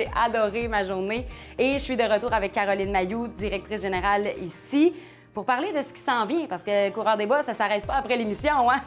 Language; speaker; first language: French; native; French